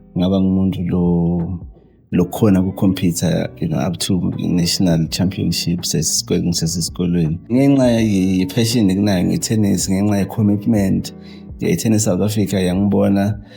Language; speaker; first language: Zulu; non-native, local second language; Swati